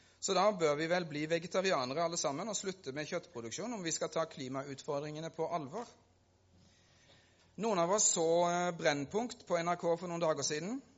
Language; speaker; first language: Norwegian; native; Norwegian